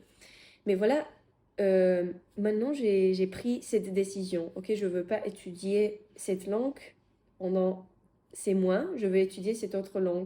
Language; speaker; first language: French; non-native, fluent; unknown